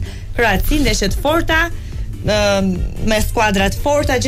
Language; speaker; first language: Albanian; native; Albanian